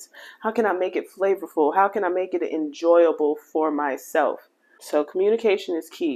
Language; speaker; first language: English; native; English